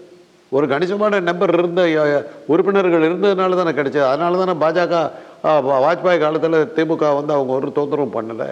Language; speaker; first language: Tamil; native; Tamil